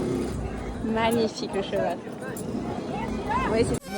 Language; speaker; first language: French; native; French